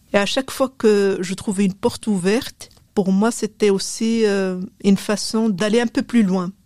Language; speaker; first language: French; non-native, local second language; Arabic